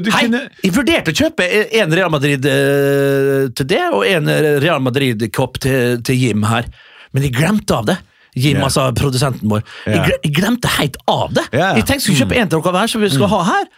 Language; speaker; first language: Norwegian; native; Norwegian